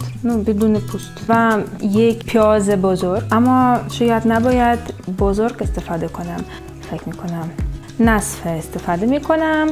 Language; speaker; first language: Persian; non-native, learner; Russian